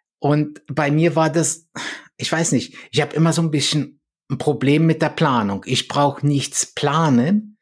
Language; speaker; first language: German; early bilingual, other home language; Polish